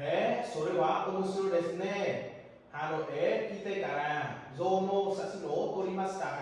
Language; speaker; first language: Japanese; non-native, learner; Vietnamese